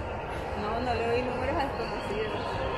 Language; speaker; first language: Spanish; native; Spanish